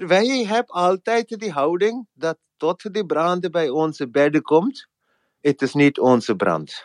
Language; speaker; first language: Dutch; non-native, fluent; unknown